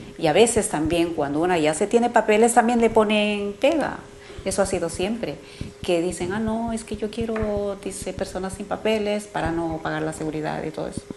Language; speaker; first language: Spanish; native; Spanish